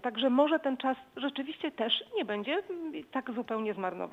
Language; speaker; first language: Polish; native; Polish